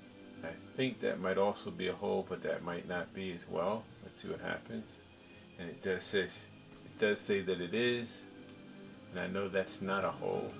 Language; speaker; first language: English; native; English